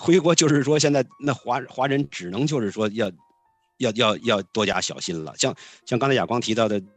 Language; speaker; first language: Chinese; native; Chinese